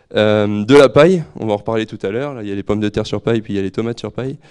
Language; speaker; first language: French; native; French